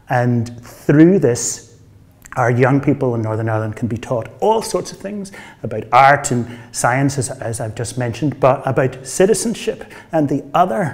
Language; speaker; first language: English; native; English